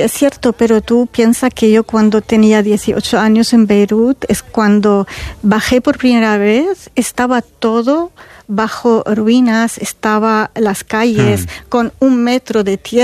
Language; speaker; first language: Spanish; non-native, fluent; Arabic